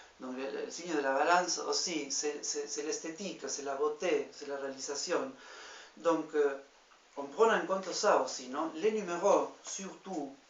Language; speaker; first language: French; non-native, fluent; Spanish